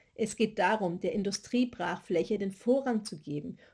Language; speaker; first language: German; native; German